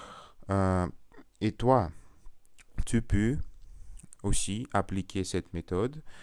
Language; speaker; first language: French; non-native, learner; Russian